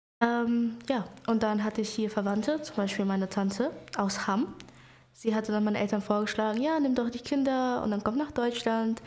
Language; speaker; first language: German; early bilingual, other home language; Bulgarian